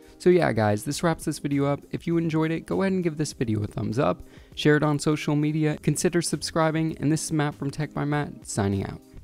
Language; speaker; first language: English; native; English